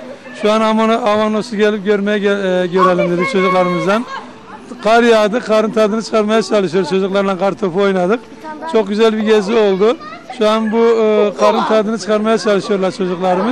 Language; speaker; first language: Turkish; native; Turkish